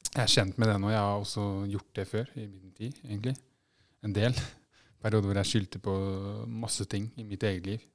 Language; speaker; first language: Norwegian; native; Norwegian